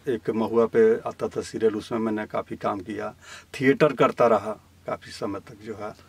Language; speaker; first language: Hindi; native; Hindi